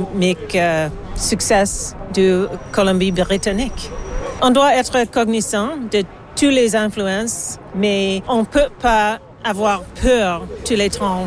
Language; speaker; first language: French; non-native, learner; English